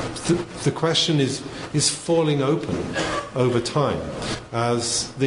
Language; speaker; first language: English; native; English